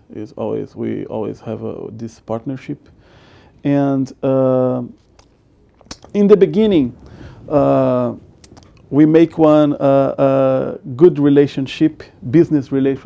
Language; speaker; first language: English; non-native, learner; Portuguese